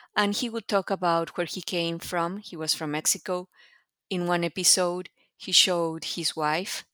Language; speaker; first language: English; non-native, fluent; Spanish